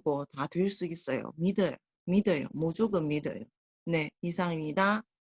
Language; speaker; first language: Korean; non-native, learner; Chinese